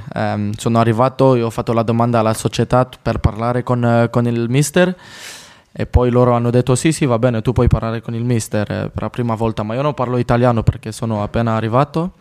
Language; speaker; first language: Italian; non-native, fluent; French